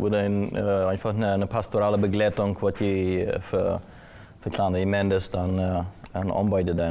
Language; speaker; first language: German; non-native, local second language; Plautdietsch